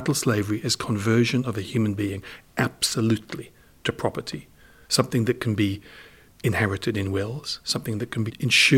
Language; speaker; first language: English; native; English